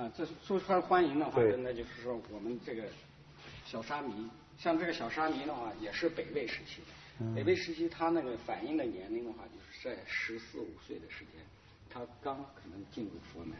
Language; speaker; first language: Chinese; native; Chinese